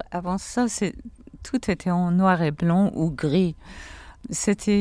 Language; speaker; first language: French; non-native, fluent; English